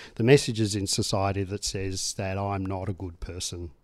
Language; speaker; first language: English; native; English